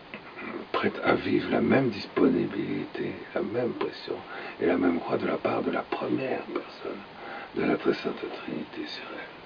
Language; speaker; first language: French; native; French